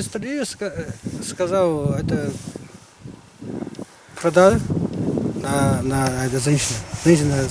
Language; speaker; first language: Russian; non-native, learner; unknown